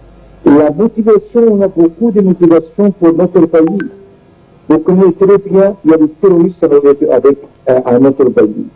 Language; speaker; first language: French; non-native, learner; Arabic